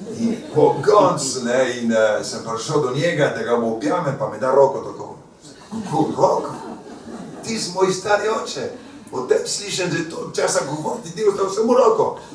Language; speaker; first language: Slovenian; early bilingual, heritage; Slovenian